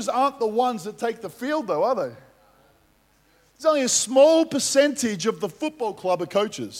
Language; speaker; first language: English; native; English